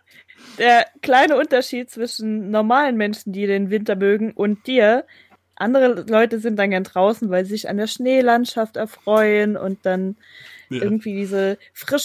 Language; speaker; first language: German; native; German